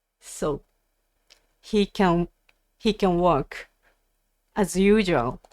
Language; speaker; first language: English; non-native, learner; Japanese